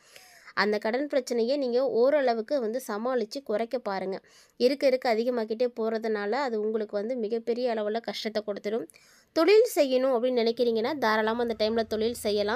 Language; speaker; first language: Tamil; native; Tamil